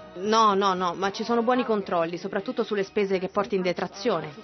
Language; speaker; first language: Italian; non-native, fluent; Russian